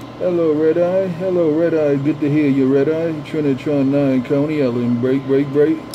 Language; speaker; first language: English; native; English